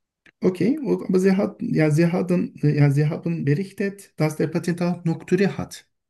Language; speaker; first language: German; non-native, learner; Turkish